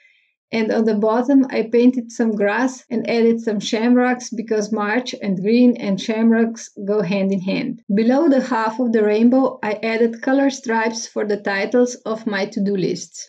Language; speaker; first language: English; non-native, fluent; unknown